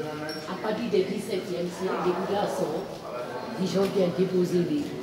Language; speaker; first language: French; non-native, local second language; Burmese